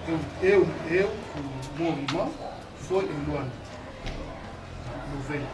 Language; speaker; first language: Portuguese; non-native, learner; Lingala